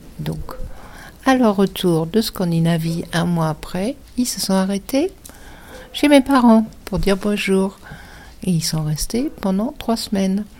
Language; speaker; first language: French; non-native, fluent; German